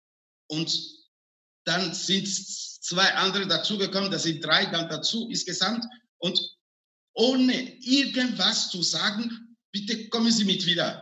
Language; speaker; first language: German; non-native, fluent; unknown